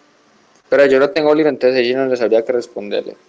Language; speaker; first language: Spanish; native; Spanish